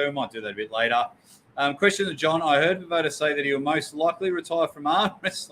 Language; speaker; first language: English; native; English